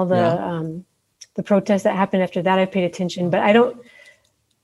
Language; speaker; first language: English; native; English